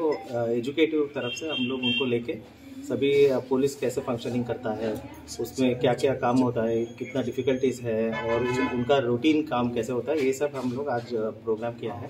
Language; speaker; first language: Hindi; non-native, local second language; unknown